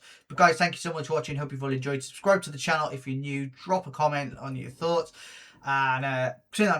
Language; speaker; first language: English; native; English